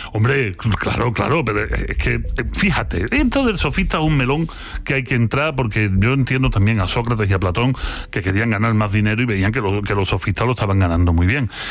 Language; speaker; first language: Spanish; native; Spanish